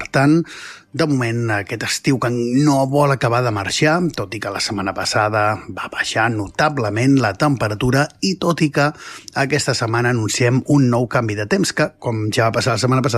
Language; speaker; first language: Catalan; native; Catalan